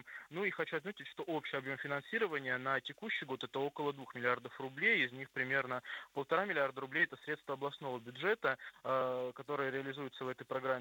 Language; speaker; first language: Russian; native; Russian